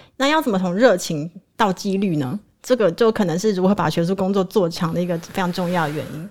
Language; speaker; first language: Chinese; native; Chinese